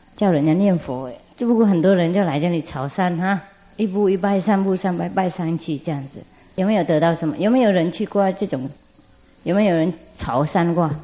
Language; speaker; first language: Chinese; non-native, fluent; Vietnamese